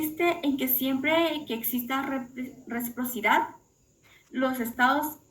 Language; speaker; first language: Spanish; native; Spanish